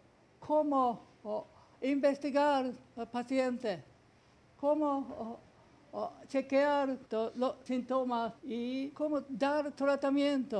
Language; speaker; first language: Spanish; non-native, learner; Japanese